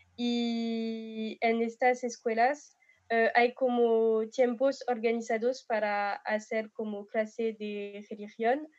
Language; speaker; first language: Spanish; non-native, fluent; French